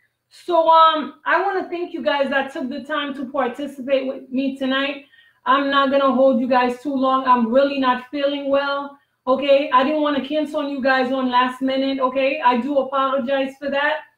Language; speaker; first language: English; non-native, fluent; Haitian Creole